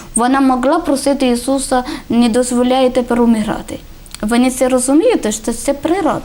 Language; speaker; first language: Ukrainian; non-native, learner; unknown